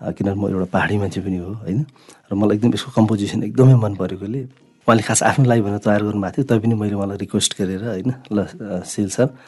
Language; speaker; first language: Nepali; non-native, local second language; Sherpa